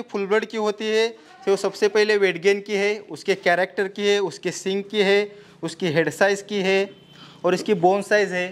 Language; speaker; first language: Hindi; non-native, local second language; Marathi